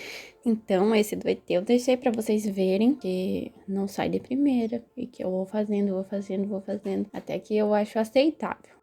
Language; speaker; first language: Portuguese; native; Portuguese